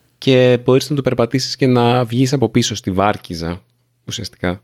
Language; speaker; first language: Greek; native; Greek